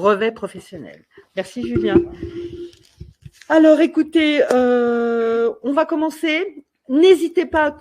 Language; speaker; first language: French; native; French